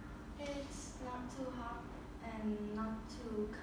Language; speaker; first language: English; non-native, learner; Vietnamese